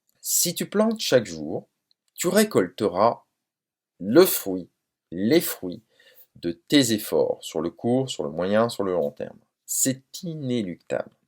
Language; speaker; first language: French; native; French